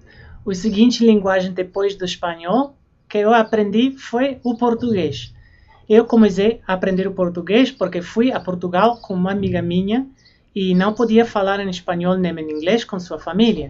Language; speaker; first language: Portuguese; non-native, fluent; English